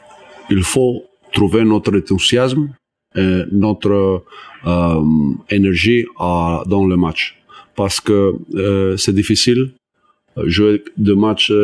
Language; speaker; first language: French; non-native, learner; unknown